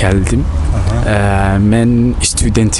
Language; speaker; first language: Kazakh; non-native, learner; Somali